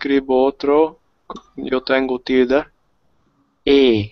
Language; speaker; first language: Spanish; non-native, learner; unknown